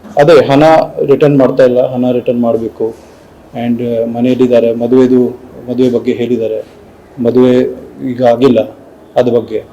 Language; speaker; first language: Kannada; non-native, local second language; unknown